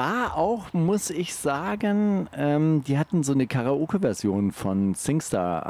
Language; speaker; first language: German; native; German